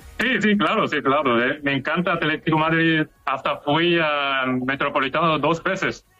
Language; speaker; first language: Spanish; non-native, fluent; Korean